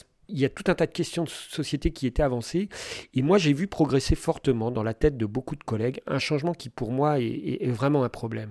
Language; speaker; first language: French; native; French